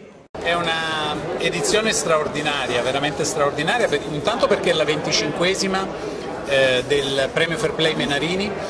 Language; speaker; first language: Italian; native; Italian